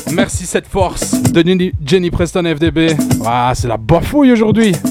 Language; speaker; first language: French; native; French